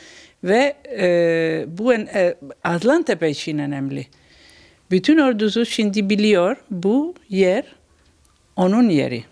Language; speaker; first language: Turkish; non-native, learner; Italian